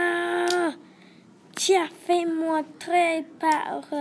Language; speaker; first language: French; non-native, learner; English